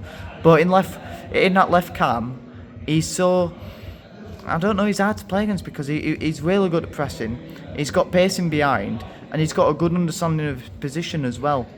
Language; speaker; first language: English; native; English